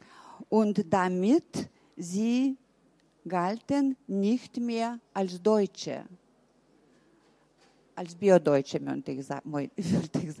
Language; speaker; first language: German; early bilingual, heritage; German